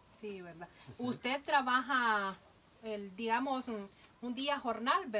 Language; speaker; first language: Spanish; native; Spanish